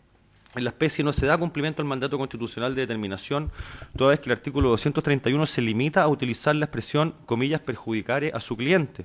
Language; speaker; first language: Spanish; native; Spanish